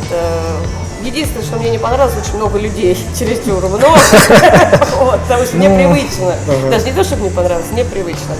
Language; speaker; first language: Russian; native; Russian